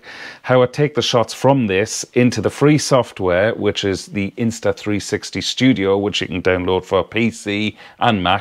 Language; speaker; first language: English; native; English